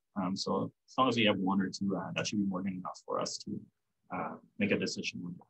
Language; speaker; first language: English; non-native, local second language; Filipino